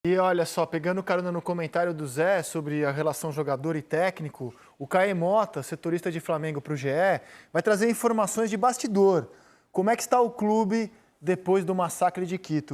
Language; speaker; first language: Portuguese; native; Portuguese